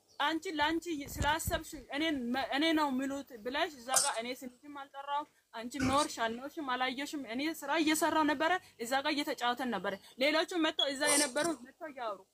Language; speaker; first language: Amharic; non-native, local second language; Oromo